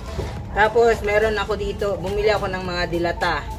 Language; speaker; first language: Filipino; native; Filipino